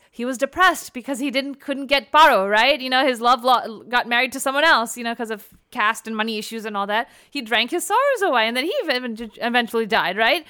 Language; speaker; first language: English; native; English